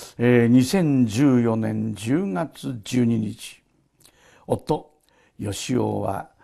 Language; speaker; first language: Japanese; native; Japanese